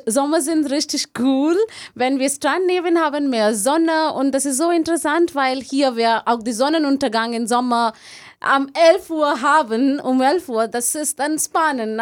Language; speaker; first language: German; non-native, learner; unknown